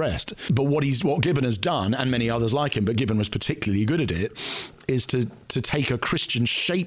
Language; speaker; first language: English; non-native, fluent; Chinese